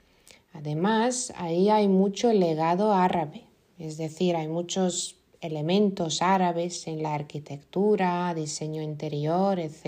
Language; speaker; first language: Spanish; non-native, fluent; Lithuanian